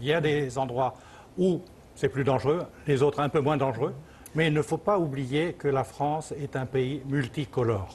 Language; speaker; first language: French; early bilingual, other home language; Chinese